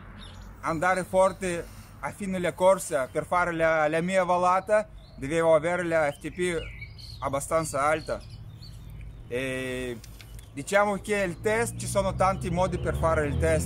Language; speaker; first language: Italian; non-native, fluent; Russian